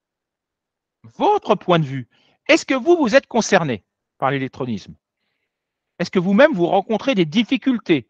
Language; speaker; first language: French; native; French